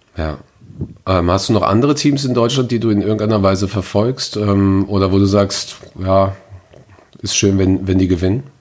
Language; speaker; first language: German; native; German